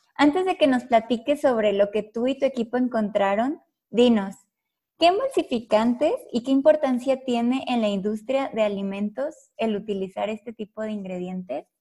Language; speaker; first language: Spanish; native; Spanish